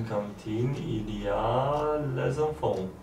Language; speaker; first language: French; non-native, learner; Polish